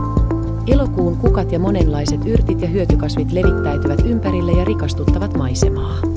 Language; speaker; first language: Finnish; native; Finnish